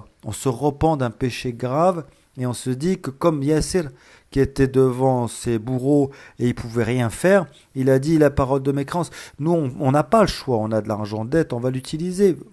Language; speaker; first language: French; native; French